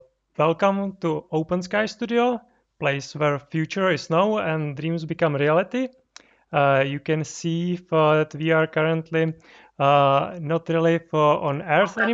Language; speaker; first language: English; non-native, fluent; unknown